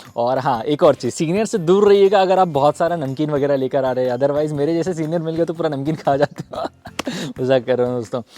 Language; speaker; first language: Hindi; native; Hindi